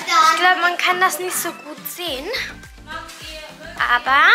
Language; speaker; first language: German; early bilingual, other home language; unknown